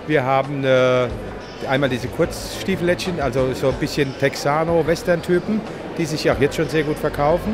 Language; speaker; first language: German; native; German